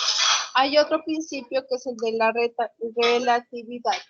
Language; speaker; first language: Spanish; native; Spanish